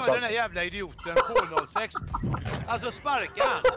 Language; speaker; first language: Swedish; native; Swedish